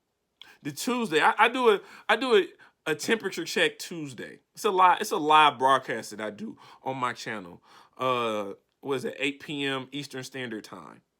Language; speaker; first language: English; native; English